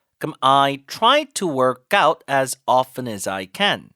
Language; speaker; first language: English; non-native, fluent; Korean